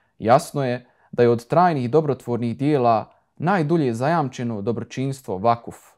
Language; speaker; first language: Croatian; native; Croatian